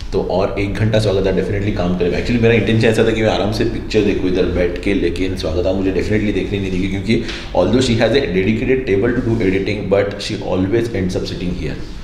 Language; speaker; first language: Hindi; native; Hindi